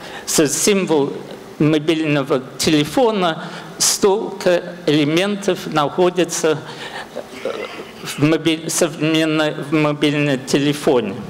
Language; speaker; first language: Russian; non-native, fluent; English